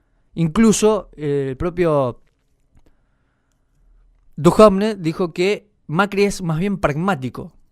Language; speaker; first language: Spanish; native; Spanish